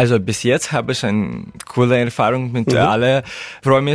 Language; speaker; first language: German; non-native, learner; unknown